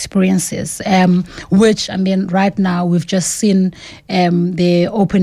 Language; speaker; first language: English; non-native, local second language; Xhosa